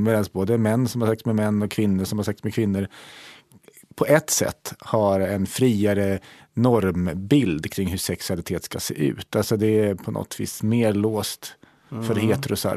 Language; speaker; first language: Swedish; native; Swedish